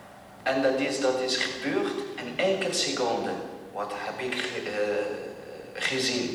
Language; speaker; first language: Dutch; non-native, learner; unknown